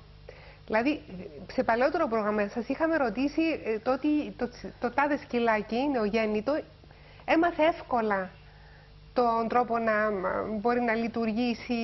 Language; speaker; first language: Greek; native; Greek